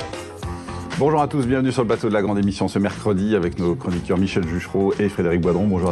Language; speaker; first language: French; native; French